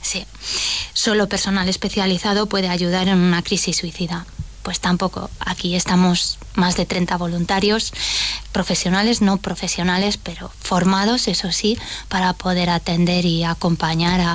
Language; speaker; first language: Spanish; native; Spanish